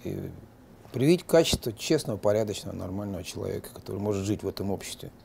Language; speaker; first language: Russian; native; Russian